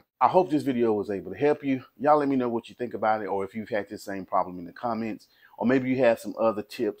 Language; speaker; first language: English; native; English